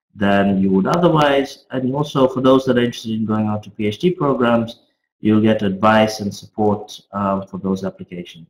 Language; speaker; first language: English; native; English